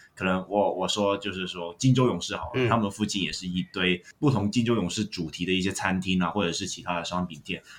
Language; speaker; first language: Chinese; non-native, local second language; Cantonese